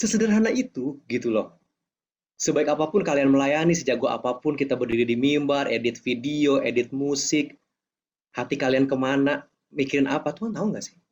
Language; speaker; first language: Indonesian; native; Indonesian